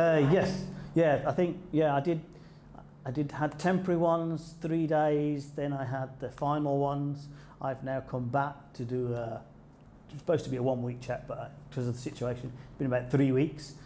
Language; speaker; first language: English; native; English